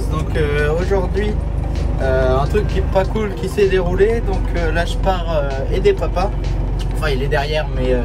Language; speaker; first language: French; native; French